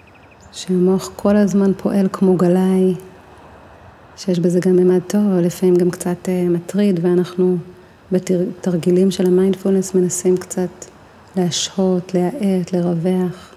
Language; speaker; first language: Hebrew; native; Hebrew